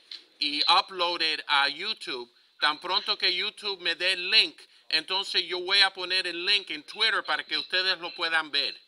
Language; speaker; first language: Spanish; early bilingual, heritage; Spanish